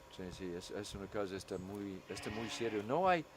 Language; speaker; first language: Spanish; non-native, learner; English